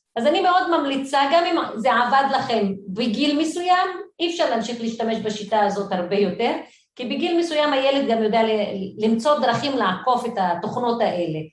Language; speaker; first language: Hebrew; non-native, local second language; Arabic